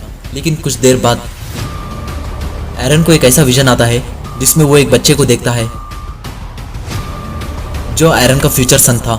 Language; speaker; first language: Hindi; native; Hindi